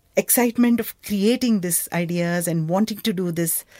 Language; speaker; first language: English; non-native, local second language; Kannada